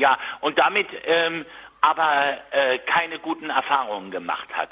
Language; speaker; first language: German; native; German